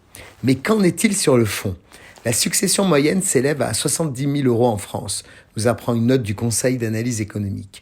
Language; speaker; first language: French; native; French